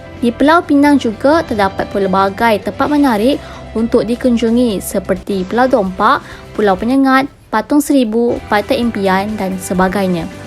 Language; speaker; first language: Malay; native; Malay